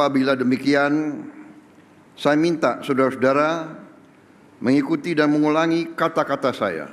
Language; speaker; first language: Indonesian; native; Indonesian